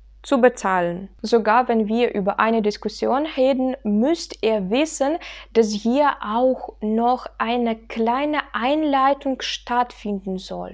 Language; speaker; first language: German; non-native, fluent; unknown